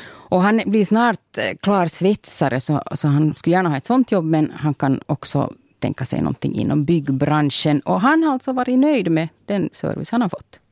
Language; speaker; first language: Swedish; native; Swedish